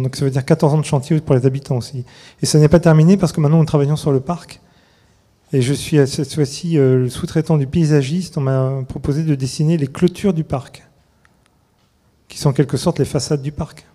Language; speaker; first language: French; native; French